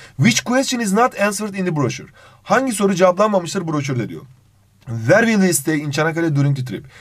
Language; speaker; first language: English; non-native, fluent; Turkish